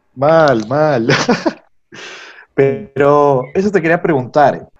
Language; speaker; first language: Spanish; native; Spanish